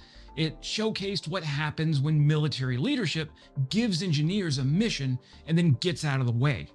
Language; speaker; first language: English; native; English